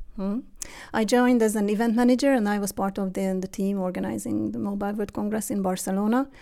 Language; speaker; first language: English; non-native, fluent; Hungarian